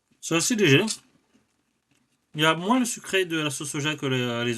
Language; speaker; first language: French; native; French